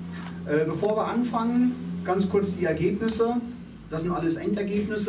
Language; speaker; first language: German; native; German